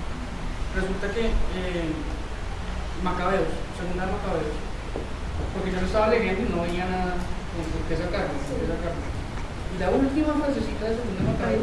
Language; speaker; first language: Spanish; native; Spanish